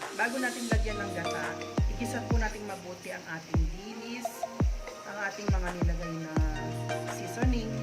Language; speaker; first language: Filipino; non-native, local second language; Pampanga